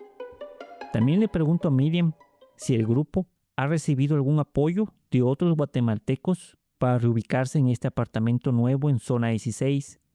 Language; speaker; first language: Spanish; native; Spanish